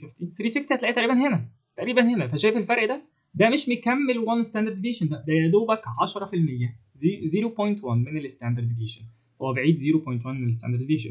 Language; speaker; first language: Arabic; native; Arabic